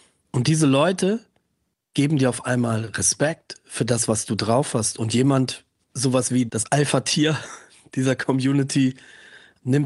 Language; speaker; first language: German; native; German